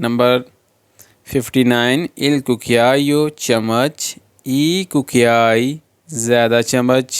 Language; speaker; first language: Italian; non-native, fluent; Urdu